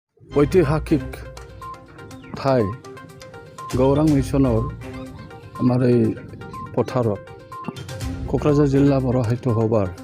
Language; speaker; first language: Assamese; non-native, local second language; Bodo